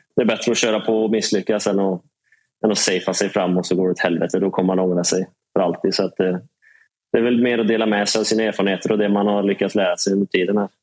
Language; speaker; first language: Swedish; native; Swedish